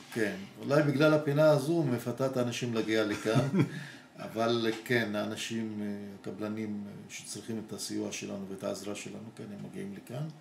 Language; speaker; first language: Hebrew; non-native, local second language; Arabic